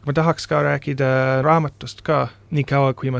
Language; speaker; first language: Estonian; non-native, fluent; English